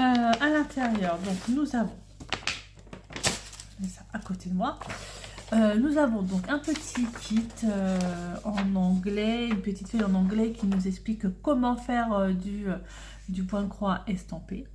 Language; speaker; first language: French; native; French